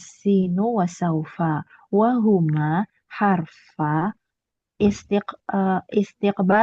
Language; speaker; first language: Arabic; non-native, learner; Indonesian